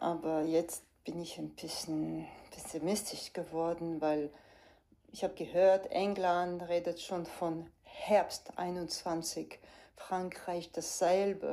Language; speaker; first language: German; non-native, fluent; French